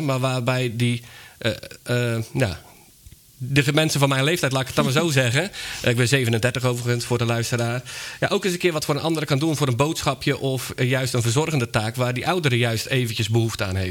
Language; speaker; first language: Dutch; native; Dutch